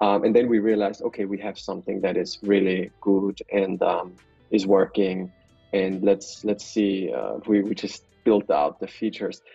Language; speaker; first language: English; non-native, fluent; German